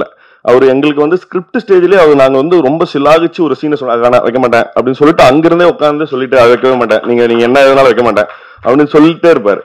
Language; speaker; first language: Tamil; native; Tamil